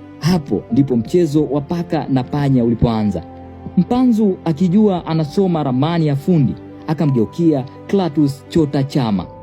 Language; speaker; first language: Swahili; native; Swahili